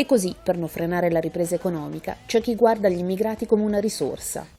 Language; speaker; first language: Italian; native; Italian